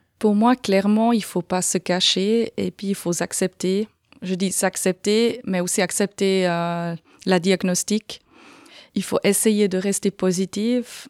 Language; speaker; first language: French; non-native, fluent; Swiss German